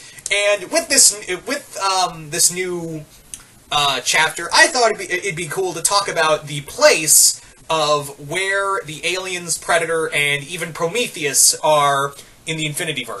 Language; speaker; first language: English; native; English